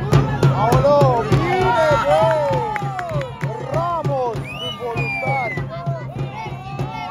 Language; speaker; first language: Romanian; native; Romanian